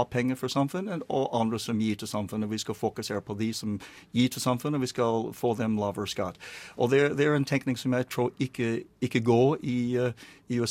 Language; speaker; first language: Norwegian; non-native, learner; English